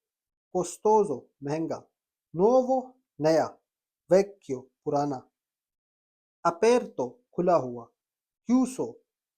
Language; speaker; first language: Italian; non-native, fluent; Urdu